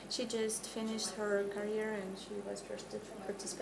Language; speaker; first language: English; non-native, learner; Russian